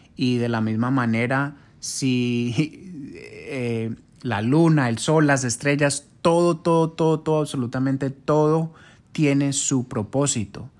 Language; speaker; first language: Spanish; early bilingual, heritage; Spanish